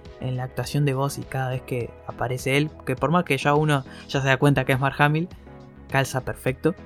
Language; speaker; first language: Spanish; native; Spanish